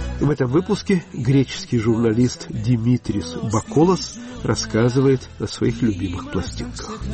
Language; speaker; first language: Russian; native; Russian